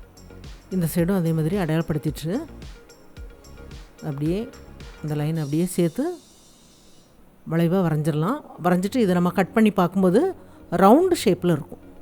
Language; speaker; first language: Tamil; native; Tamil